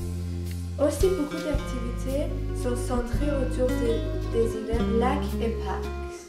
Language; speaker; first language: French; non-native, learner; English